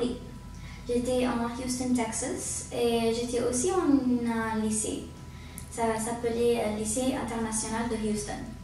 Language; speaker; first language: French; early bilingual, heritage; French